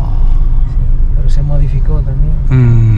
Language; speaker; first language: Spanish; early bilingual, other home language; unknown